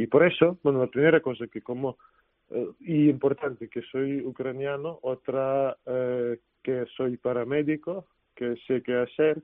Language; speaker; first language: Spanish; non-native, fluent; Ukrainian